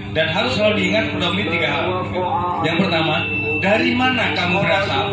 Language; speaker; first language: Indonesian; native; Indonesian